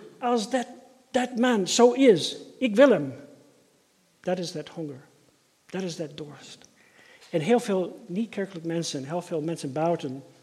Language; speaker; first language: Dutch; non-native, fluent; English